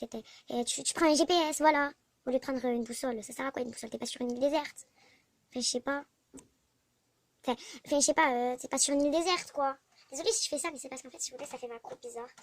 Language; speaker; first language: French; native; French